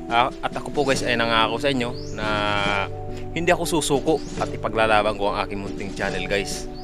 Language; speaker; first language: Filipino; non-native, local second language; Bikol